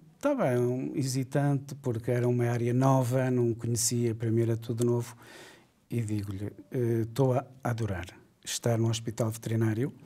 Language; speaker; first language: Portuguese; native; Portuguese